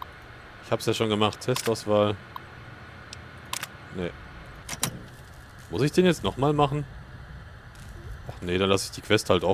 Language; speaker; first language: German; native; German